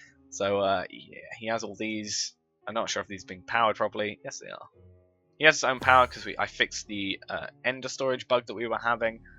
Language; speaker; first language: English; native; English